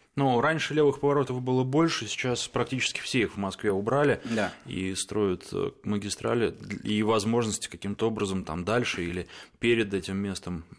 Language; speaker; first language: Russian; native; Russian